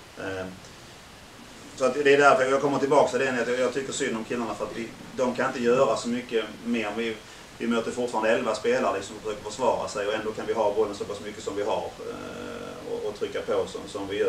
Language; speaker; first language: Swedish; native; Swedish